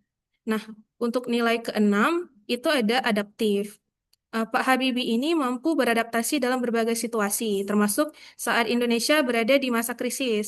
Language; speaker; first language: Indonesian; native; Indonesian